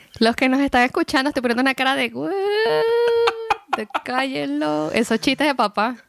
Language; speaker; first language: Spanish; native; Spanish